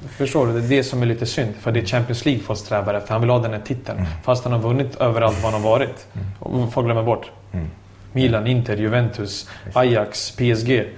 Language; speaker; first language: Swedish; early bilingual, other home language; Serbian